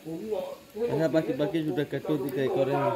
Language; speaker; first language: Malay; non-native, local second language; Javanese